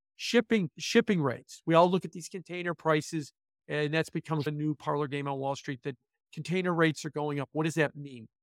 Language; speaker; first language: English; native; English